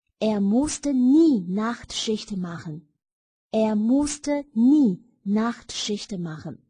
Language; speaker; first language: German; non-native, fluent; Chinese